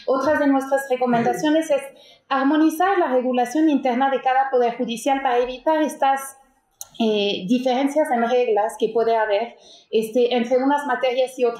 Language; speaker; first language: Spanish; native; Spanish